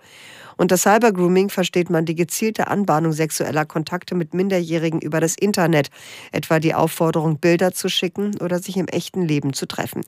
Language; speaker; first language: German; native; German